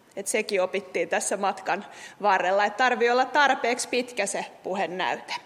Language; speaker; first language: Finnish; native; Finnish